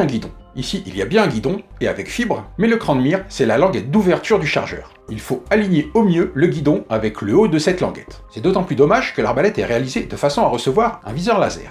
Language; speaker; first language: French; native; French